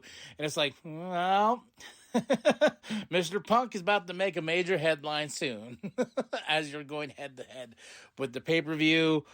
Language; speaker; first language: English; native; English